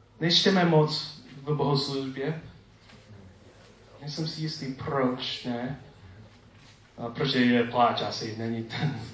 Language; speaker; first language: Czech; non-native, learner; English